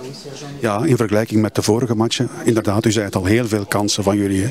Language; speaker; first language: Dutch; native; Dutch